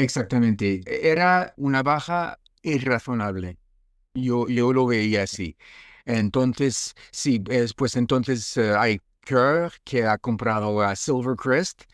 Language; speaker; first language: Spanish; non-native, fluent; French